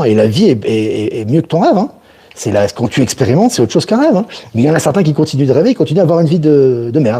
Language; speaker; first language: French; native; French